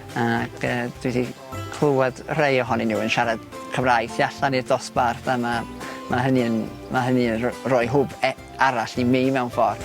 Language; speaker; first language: Welsh; non-native, fluent; English